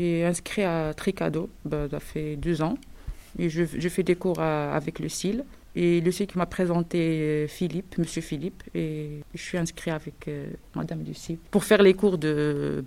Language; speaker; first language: French; non-native, learner; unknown